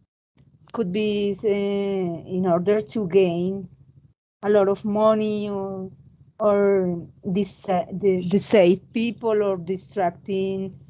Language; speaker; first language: English; non-native, learner; Spanish